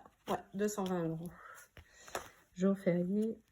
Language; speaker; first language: French; native; French